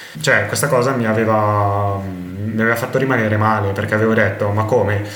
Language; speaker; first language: Italian; native; Italian